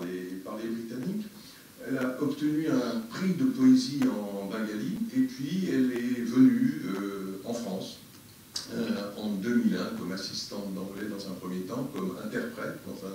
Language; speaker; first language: French; native; French